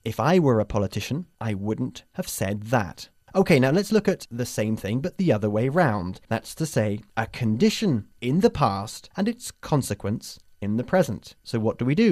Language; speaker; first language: English; native; English